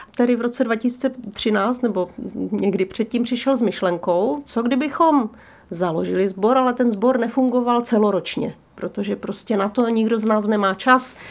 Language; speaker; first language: Czech; native; Czech